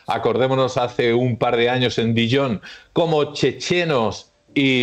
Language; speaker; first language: Spanish; early bilingual, heritage; Spanish